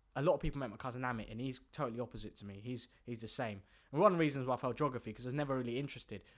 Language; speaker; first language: English; native; English